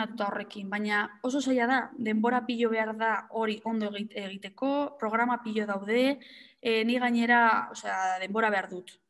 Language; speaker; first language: Basque; non-native, local second language; Spanish